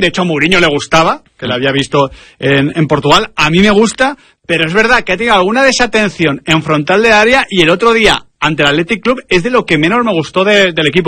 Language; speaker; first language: Spanish; native; Spanish